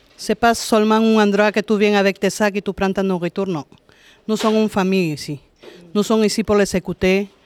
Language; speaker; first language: French; non-native, fluent; Spanish